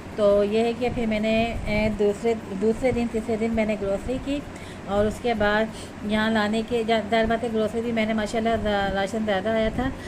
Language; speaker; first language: Urdu; native; Urdu